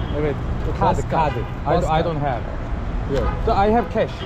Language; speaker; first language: English; non-native, learner; Korean